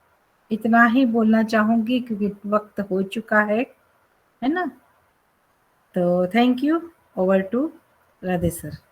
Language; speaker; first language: Hindi; native; Hindi